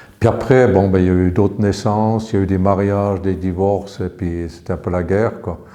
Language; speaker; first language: French; early bilingual, other home language; English